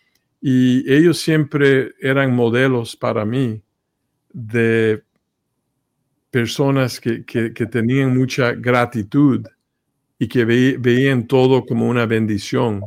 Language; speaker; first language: Spanish; early bilingual, heritage; Spanish